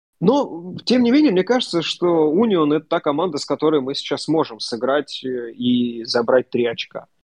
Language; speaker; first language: Russian; native; Russian